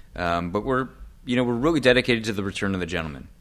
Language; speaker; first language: English; native; English